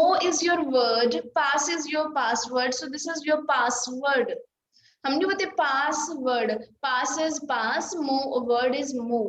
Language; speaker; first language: English; non-native, local second language; Hindi